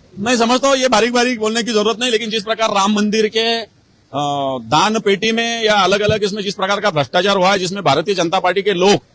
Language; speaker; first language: Hindi; non-native, local second language; Marathi